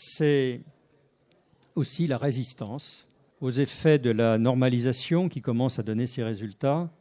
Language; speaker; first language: French; native; French